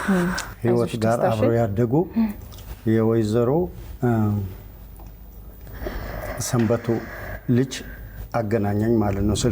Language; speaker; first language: Amharic; native; Amharic